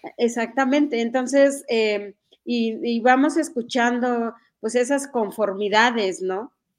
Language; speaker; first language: Spanish; non-native, local second language; Mixtepec Mixtec